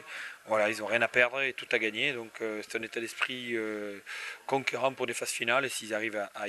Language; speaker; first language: French; native; French